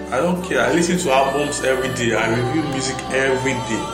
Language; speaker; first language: English; non-native, local second language; Yoruba